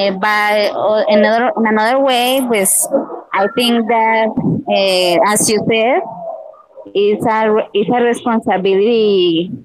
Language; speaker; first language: English; non-native, learner; Spanish